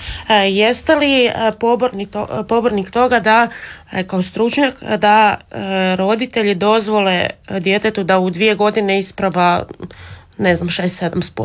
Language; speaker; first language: Serbian; native; Serbian